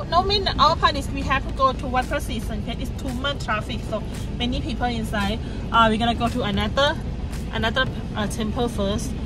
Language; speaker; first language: English; non-native, learner; Thai